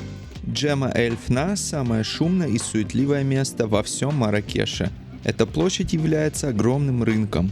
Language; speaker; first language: Russian; native; Russian